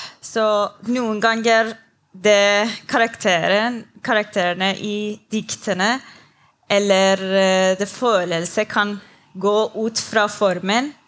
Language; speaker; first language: Norwegian; non-native, learner; Persian